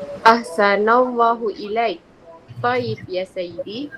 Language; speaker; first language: Arabic; non-native, learner; Malay